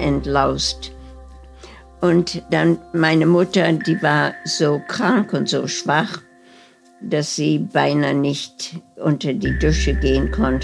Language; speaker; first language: German; early bilingual, heritage; German